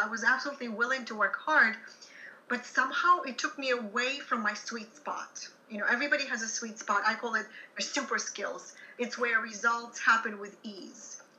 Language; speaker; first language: English; non-native, fluent; Ukrainian